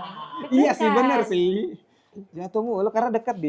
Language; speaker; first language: Indonesian; native; Indonesian